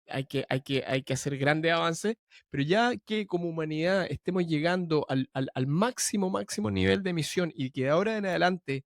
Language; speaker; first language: Spanish; native; Spanish